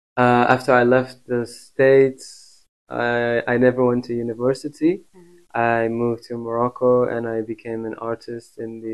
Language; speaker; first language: English; native; English